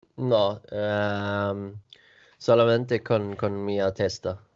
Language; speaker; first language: Italian; non-native, learner; Swedish